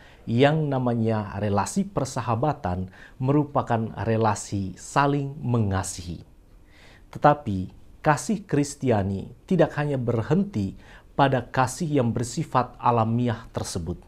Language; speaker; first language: Indonesian; native; Indonesian